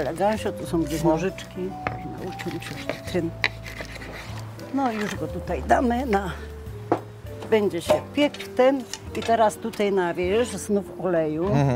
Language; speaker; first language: Polish; native; Polish